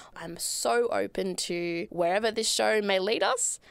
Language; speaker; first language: English; native; English